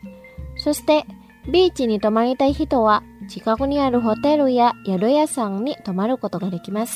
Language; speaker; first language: Japanese; non-native, fluent; Indonesian